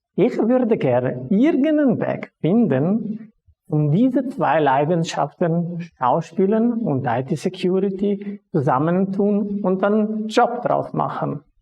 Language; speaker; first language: German; non-native, local second language; Italian